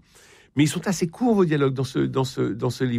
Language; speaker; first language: French; native; French